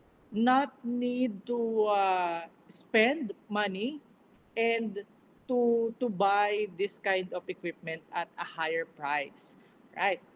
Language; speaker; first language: English; non-native, local second language; Filipino